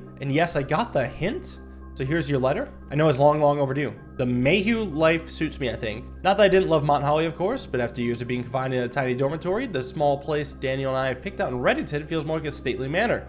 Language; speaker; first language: English; native; English